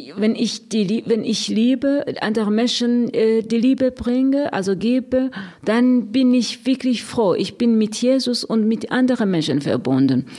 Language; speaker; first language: German; non-native, fluent; Rundi